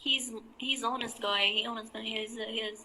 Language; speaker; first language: English; non-native, fluent; Somali